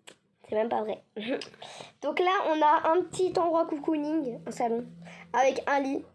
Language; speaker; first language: French; native; French